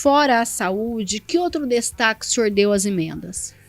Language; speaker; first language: Portuguese; native; Portuguese